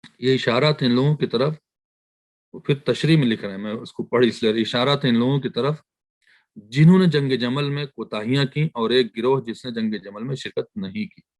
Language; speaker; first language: Urdu; native; Urdu